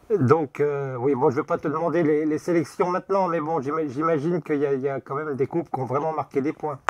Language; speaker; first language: French; native; French